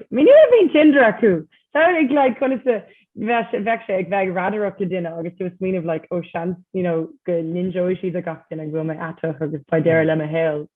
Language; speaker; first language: Irish; non-native, local second language; English